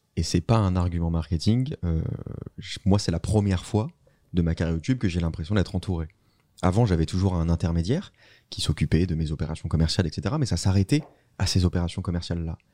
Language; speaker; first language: French; native; French